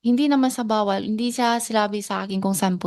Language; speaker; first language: Filipino; non-native, learner; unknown